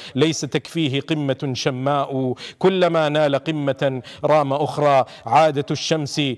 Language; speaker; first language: Arabic; non-native, local second language; Urdu